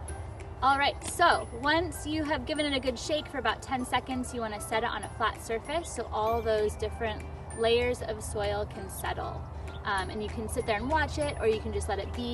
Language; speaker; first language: English; native; English